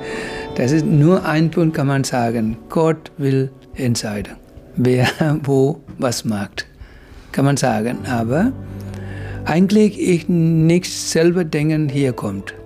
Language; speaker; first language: German; non-native, learner; Tamil